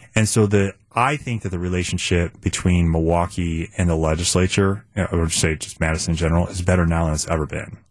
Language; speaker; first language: English; native; English